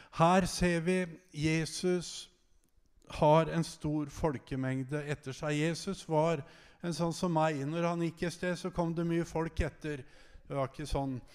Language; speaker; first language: Norwegian; native; Norwegian